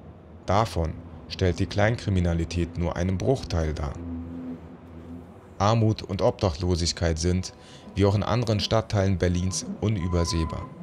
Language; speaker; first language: German; native; German